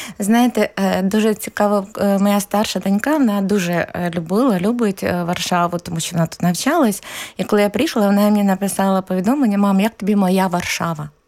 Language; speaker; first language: Ukrainian; native; Ukrainian